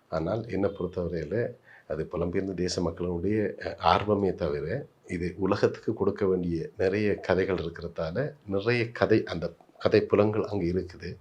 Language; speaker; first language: Tamil; native; Tamil